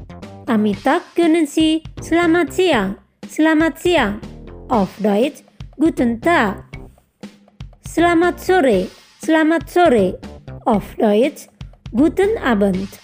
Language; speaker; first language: German; non-native, fluent; Indonesian